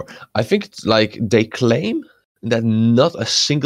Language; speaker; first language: English; non-native, fluent; Dutch